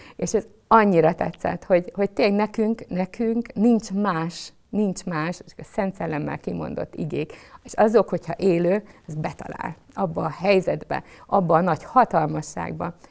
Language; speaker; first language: Hungarian; native; Hungarian